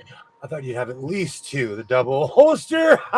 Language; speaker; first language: English; native; English